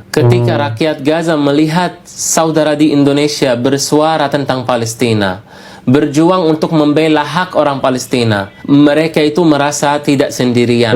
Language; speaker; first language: Indonesian; non-native, fluent; Arabic